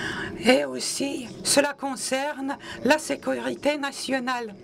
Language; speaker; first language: French; non-native, local second language; Latvian